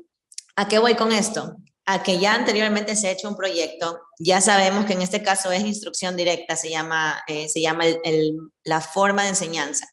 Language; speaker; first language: Spanish; native; Spanish